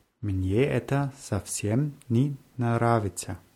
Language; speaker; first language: Russian; non-native, learner; German